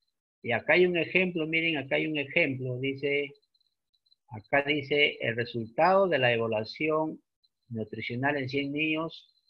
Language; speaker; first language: Spanish; native; Spanish